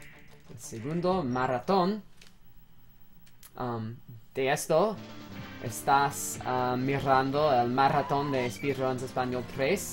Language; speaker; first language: Spanish; non-native, learner; English